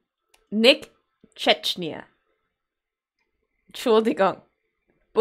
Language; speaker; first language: German; non-native, learner; English